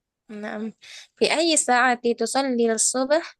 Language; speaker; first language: Arabic; non-native, learner; Indonesian